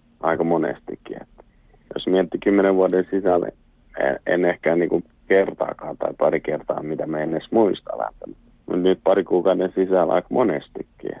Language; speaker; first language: Finnish; early bilingual, other home language; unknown